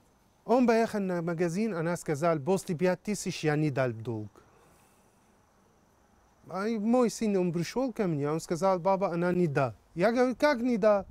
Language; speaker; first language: Russian; non-native, learner; Arabic